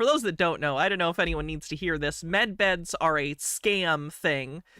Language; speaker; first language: English; native; English